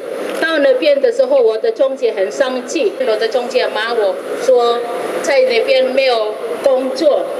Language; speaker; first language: Chinese; non-native, learner; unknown